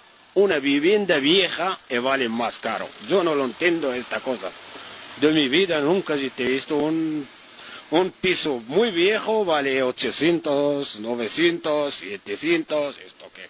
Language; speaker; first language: Spanish; non-native, learner; Arabic